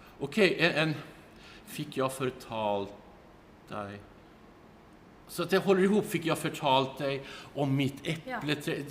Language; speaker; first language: Swedish; native; Swedish